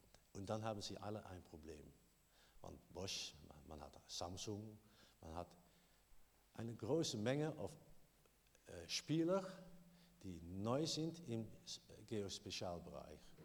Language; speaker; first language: German; non-native, learner; Dutch